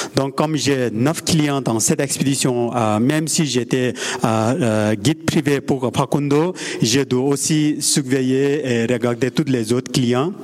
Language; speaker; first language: French; non-native, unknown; Sherpa